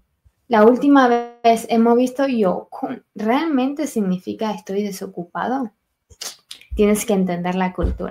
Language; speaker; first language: Spanish; non-native, fluent; Chinese